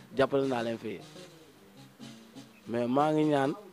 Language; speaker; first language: Wolof; native; Wolof